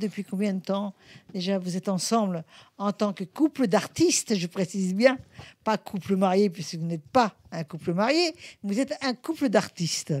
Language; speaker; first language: French; native; French